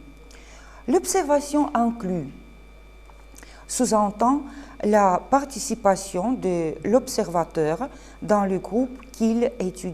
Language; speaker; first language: French; non-native, fluent; Russian